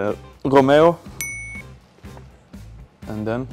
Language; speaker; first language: English; non-native, fluent; Swedish